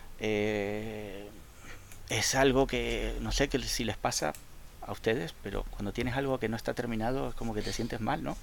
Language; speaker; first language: Spanish; native; Spanish